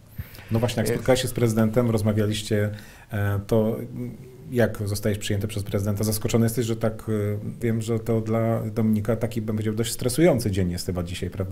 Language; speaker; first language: Polish; native; Polish